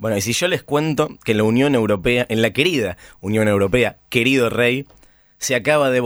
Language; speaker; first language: Spanish; native; Spanish